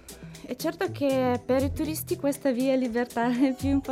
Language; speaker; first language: Italian; non-native, learner; Lithuanian